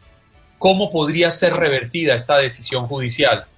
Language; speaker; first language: Spanish; native; Spanish